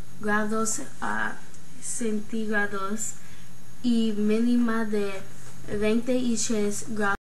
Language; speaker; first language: Spanish; non-native, learner; English